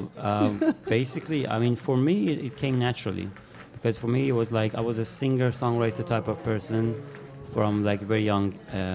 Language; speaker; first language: English; non-native, fluent; Persian